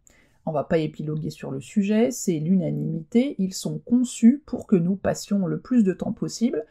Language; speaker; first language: French; native; French